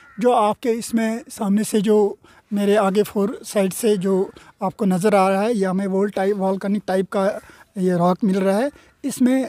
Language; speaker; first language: Urdu; non-native, local second language; Kashmiri